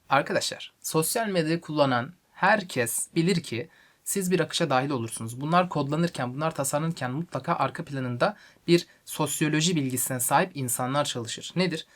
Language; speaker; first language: Turkish; native; Turkish